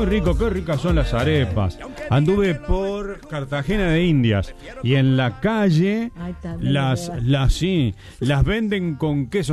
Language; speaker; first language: Spanish; native; Spanish